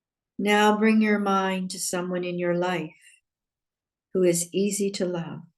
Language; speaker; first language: English; native; English